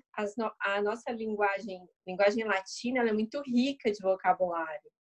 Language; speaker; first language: Portuguese; native; Portuguese